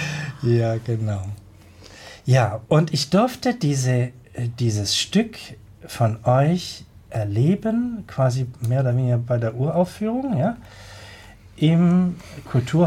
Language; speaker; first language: German; native; German